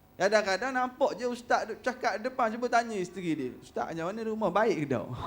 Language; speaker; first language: Malay; native; Malay